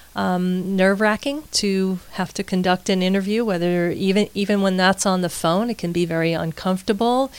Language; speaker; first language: English; native; English